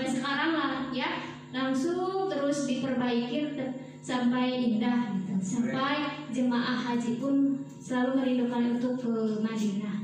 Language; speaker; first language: Indonesian; native; Indonesian